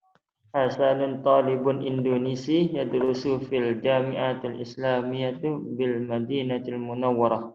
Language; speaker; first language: Arabic; non-native, learner; Indonesian